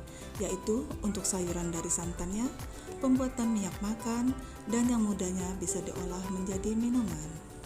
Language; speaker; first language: Indonesian; native; Indonesian